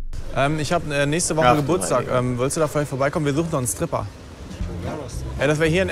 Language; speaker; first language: German; native; German